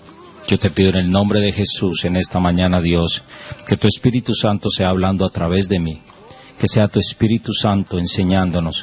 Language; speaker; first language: Spanish; native; Spanish